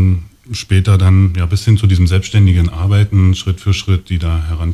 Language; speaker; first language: German; native; German